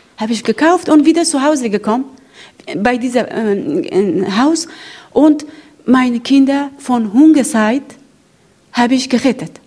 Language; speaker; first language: German; non-native, learner; Persian